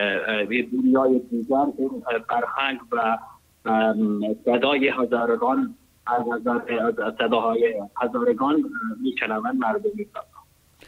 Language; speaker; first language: Persian; non-native, learner; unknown